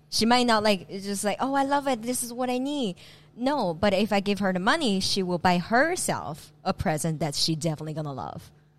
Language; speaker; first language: English; non-native, fluent; Chinese